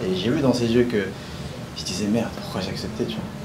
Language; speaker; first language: French; native; French